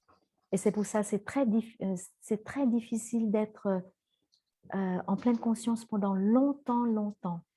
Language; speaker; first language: French; non-native, fluent; Vietnamese